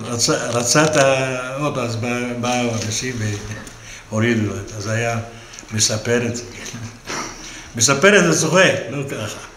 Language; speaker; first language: Hebrew; non-native, local second language; Arabic